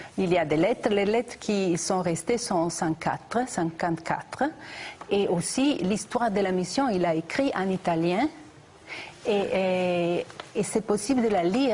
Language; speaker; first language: French; non-native, fluent; Italian